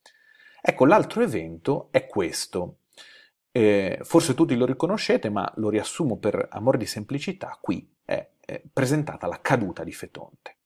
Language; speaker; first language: Italian; native; Italian